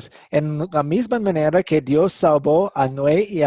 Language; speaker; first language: Spanish; non-native, fluent; English